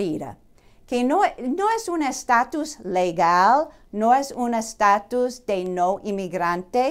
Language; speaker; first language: Spanish; non-native, fluent; English